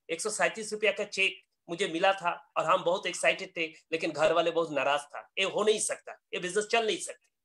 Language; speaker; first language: Hindi; non-native, local second language; Bangla